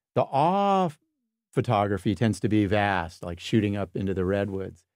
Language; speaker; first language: English; native; English